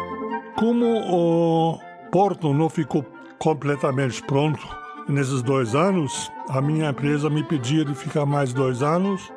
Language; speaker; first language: Portuguese; non-native, fluent; German